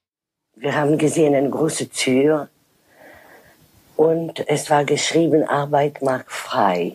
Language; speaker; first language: German; non-native, fluent; French